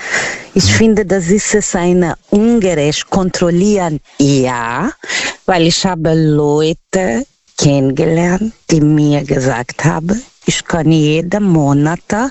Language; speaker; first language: German; non-native, learner; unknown